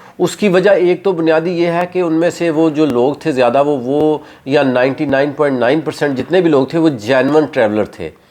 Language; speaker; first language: Urdu; non-native, local second language; Punjabi